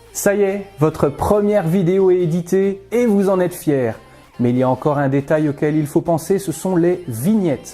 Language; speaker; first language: French; native; French